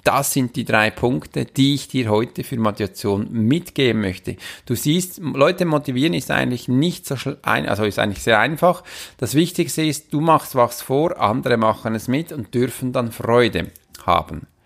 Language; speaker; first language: German; native; German